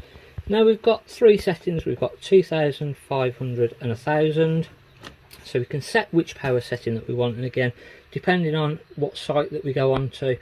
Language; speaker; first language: English; native; English